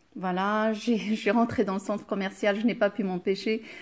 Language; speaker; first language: French; non-native, local second language; Arabic